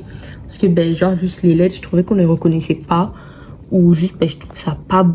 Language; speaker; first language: French; native; French